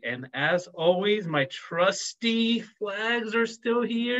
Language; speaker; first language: English; native; English